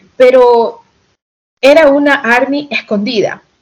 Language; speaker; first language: Spanish; early bilingual, heritage; Spanish